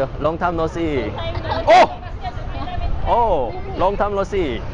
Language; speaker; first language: English; non-native, learner; Korean